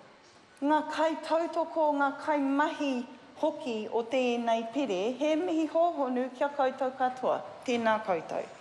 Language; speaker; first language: Māori; non-native, learner; English